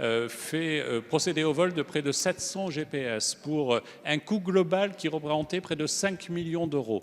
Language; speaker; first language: French; native; French